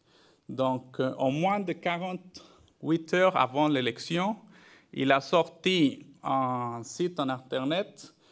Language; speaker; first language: French; non-native, fluent; Spanish